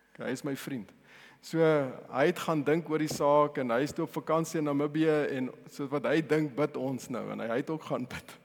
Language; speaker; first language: Afrikaans; non-native, local second language; Tswana